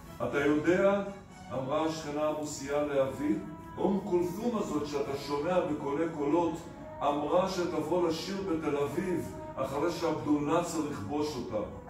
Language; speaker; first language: Hebrew; early bilingual, other home language; Arabic